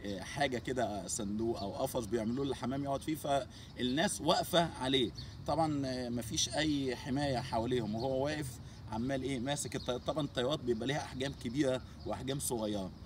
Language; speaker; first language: Arabic; native; Arabic